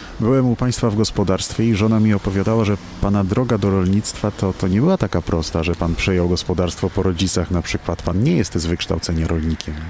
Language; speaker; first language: Polish; native; Polish